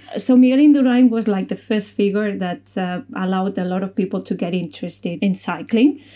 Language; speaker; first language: English; non-native, fluent; Spanish